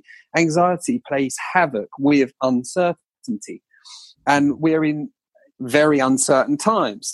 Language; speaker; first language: English; native; English